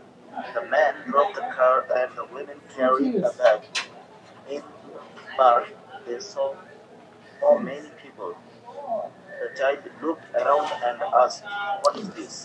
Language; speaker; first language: English; non-native, learner; Bangla